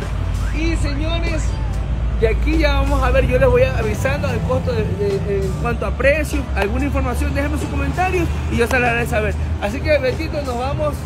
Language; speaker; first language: Spanish; native; Spanish